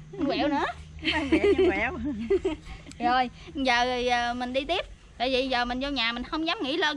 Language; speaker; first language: Vietnamese; native; Vietnamese